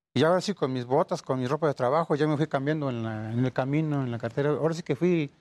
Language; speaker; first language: Spanish; native; Spanish